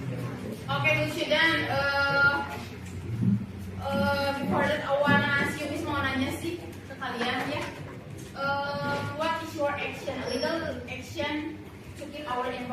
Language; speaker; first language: English; non-native, learner; Indonesian